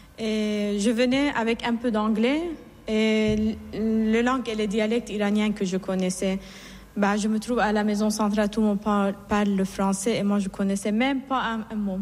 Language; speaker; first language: French; non-native, fluent; Persian